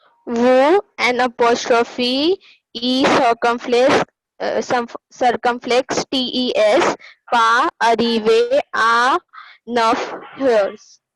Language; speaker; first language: French; non-native, learner; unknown